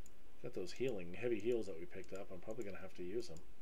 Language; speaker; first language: English; native; English